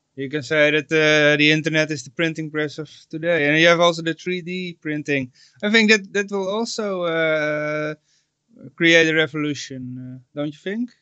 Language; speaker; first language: English; non-native, fluent; Dutch